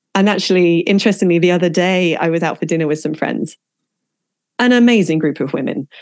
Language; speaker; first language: English; native; English